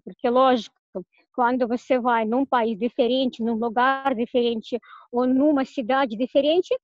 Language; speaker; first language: Portuguese; non-native, fluent; Russian